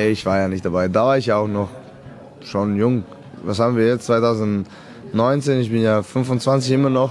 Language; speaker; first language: German; non-native, fluent; Serbian